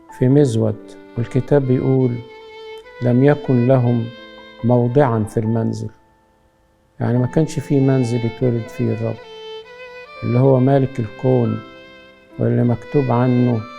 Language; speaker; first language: Egyptian Arabic; native; Egyptian Arabic